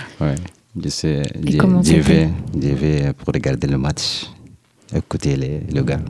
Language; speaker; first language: French; non-native, learner; Arabic